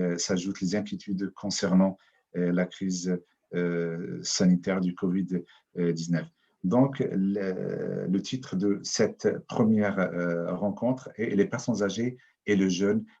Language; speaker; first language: French; non-native, local second language; Arabic